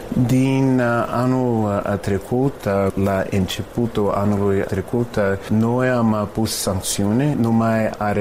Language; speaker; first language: Romanian; non-native, fluent; English